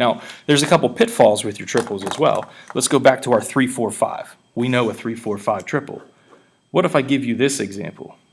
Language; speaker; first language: English; native; English